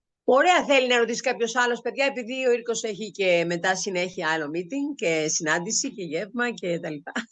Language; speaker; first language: Greek; native; Greek